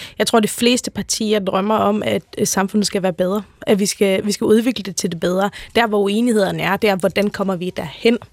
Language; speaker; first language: Danish; native; Danish